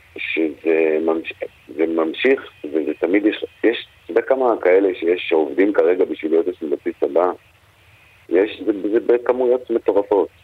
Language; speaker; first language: Hebrew; native; Hebrew